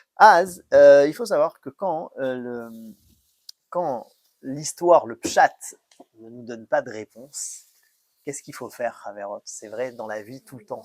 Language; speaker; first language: French; native; French